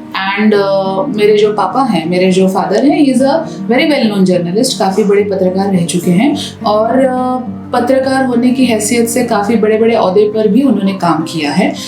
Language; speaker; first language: Hindi; native; Hindi